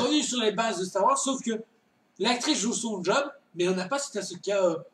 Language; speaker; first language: French; native; French